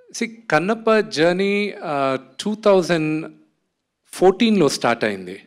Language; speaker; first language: Telugu; native; Telugu